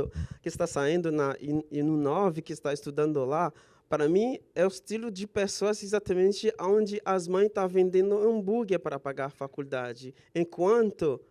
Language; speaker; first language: Portuguese; non-native, fluent; Haitian Creole